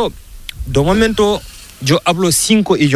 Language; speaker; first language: Spanish; non-native, learner; Fula